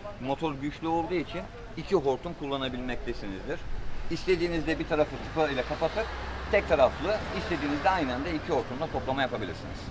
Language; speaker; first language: Turkish; native; Turkish